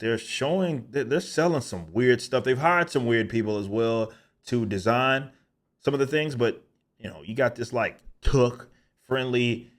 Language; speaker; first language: English; native; English